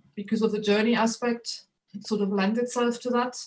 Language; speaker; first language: English; non-native, fluent; German